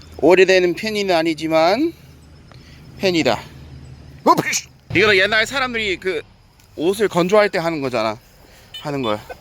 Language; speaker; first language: Korean; non-native, fluent; English